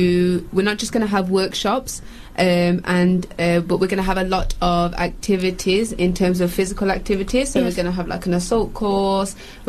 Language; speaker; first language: English; native; English